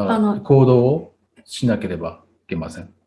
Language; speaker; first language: Japanese; non-native, fluent; Tatar